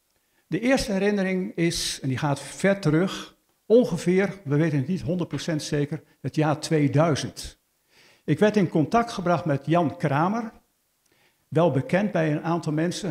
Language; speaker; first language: Dutch; native; Dutch